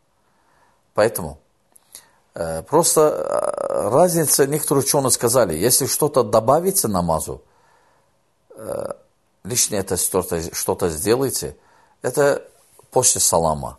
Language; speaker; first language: Russian; non-native, fluent; Azerbaijani